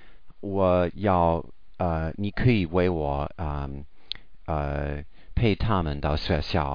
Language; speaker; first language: Chinese; non-native, learner; English